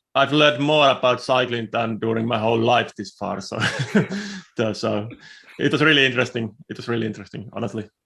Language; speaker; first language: English; non-native, fluent; Finnish